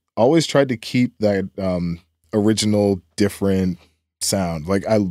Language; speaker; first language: English; native; English